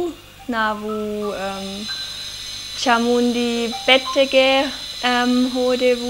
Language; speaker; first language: Kannada; non-native, learner; German